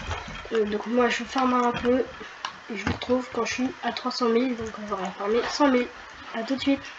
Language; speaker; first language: French; native; French